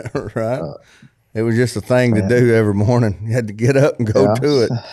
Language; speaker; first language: English; native; English